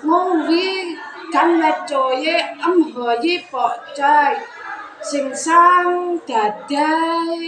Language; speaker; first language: Cantonese; non-native, learner; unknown